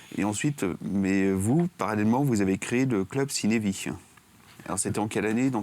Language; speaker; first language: French; native; French